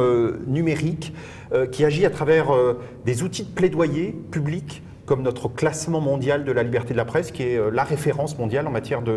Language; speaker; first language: French; native; French